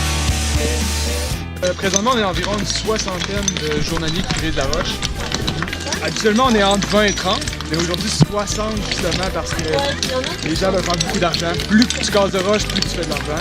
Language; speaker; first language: French; native; French